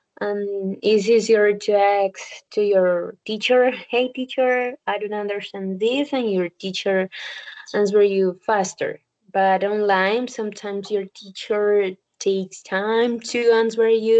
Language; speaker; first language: English; non-native, learner; Spanish